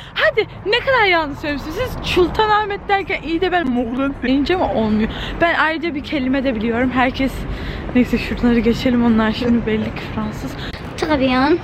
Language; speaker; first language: Turkish; native; Turkish